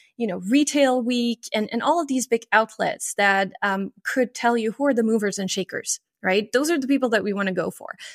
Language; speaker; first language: English; non-native, fluent; French